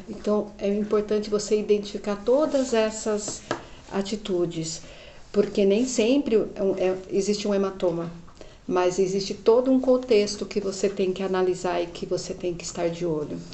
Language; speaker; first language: Portuguese; native; Portuguese